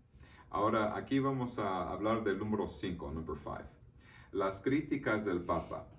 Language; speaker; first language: Spanish; early bilingual, heritage; Spanish